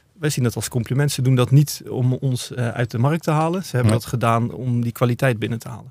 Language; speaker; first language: Dutch; native; Dutch